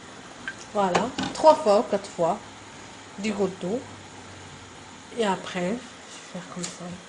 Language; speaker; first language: French; non-native, local second language; Arabic